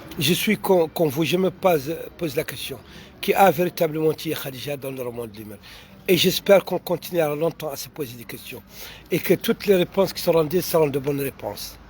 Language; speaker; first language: French; non-native, local second language; Arabic